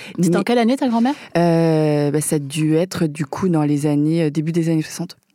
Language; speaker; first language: French; early bilingual, other home language; Vietnamese